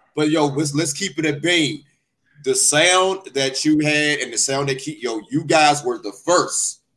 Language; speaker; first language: English; native; English